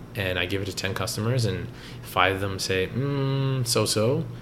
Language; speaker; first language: English; native; English